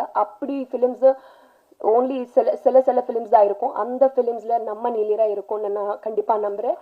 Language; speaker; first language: Tamil; non-native, learner; Telugu